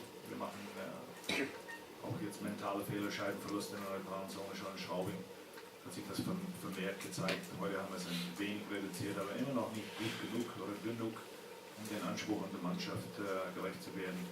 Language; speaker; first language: German; native; German